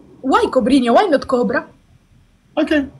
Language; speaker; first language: English; non-native, learner; Arabic